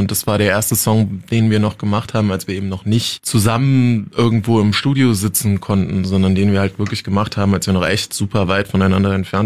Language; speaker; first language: German; native; German